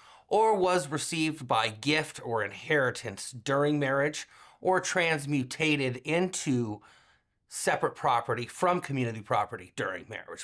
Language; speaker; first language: English; native; English